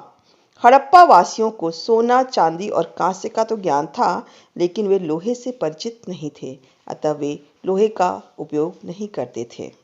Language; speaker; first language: Hindi; native; Hindi